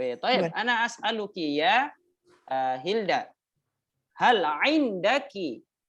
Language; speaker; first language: Arabic; non-native, fluent; Indonesian